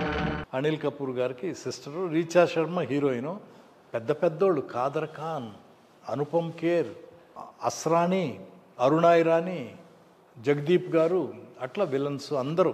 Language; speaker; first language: Telugu; native; Telugu